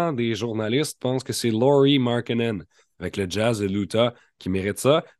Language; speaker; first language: French; native; French